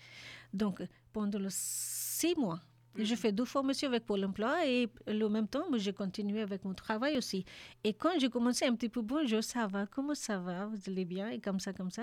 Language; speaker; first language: French; non-native, learner; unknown